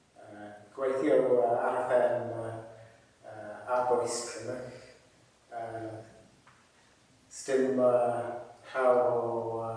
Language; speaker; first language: Welsh; non-native, learner; English